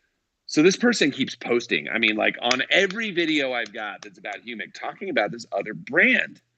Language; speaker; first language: English; native; English